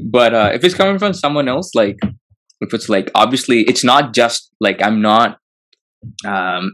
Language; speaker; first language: English; non-native, local second language; Telugu